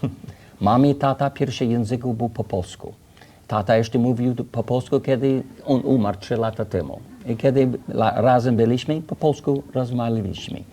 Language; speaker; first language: Polish; early bilingual, heritage; English